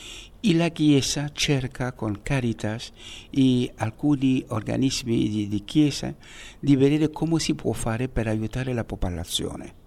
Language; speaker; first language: Italian; non-native, fluent; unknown